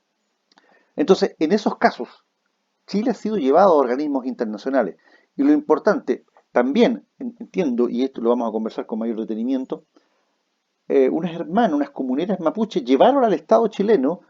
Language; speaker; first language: Spanish; native; Spanish